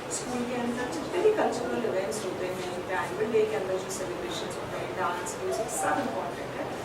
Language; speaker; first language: Hindi; native; Hindi